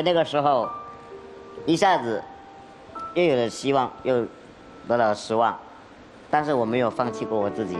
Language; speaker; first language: Chinese; native; Chinese